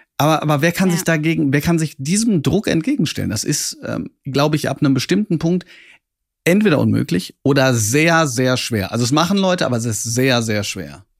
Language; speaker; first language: German; native; German